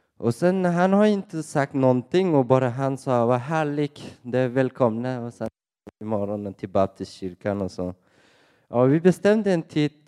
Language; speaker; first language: Swedish; non-native, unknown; Persian